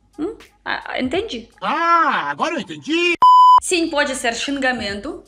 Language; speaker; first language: Portuguese; non-native, learner; Russian